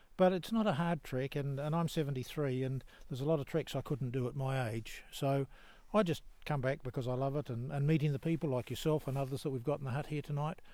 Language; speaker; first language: English; native; English